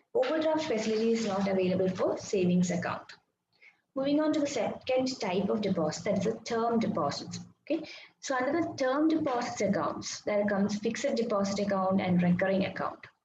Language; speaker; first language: English; non-native, local second language; Malayalam